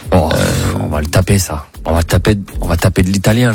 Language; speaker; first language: French; early bilingual, other home language; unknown